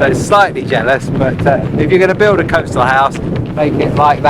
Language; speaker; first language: English; native; English